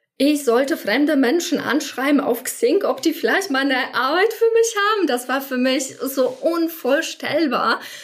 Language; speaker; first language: German; non-native, fluent; Polish